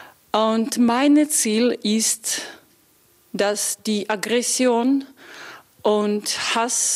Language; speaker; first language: German; non-native, learner; Belarusian